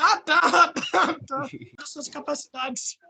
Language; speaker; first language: Portuguese; native; Portuguese